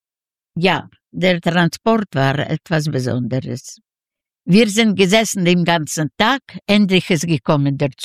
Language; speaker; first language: German; non-native, fluent; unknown